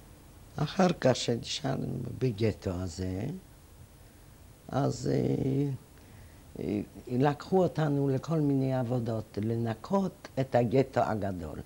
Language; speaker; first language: Hebrew; non-native, fluent; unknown